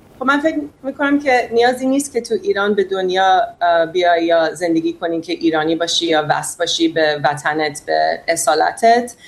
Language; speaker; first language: Persian; early bilingual, heritage; Persian